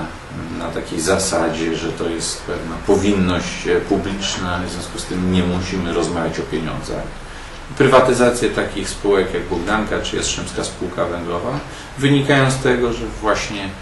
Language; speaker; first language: Polish; native; Polish